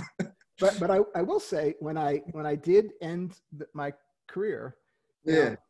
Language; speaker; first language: English; native; English